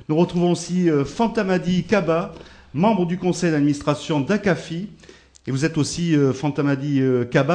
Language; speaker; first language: French; native; French